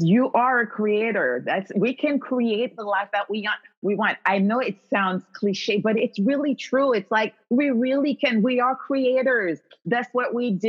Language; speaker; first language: English; non-native, fluent; Haitian Creole